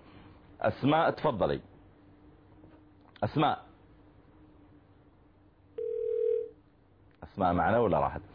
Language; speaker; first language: Arabic; native; Arabic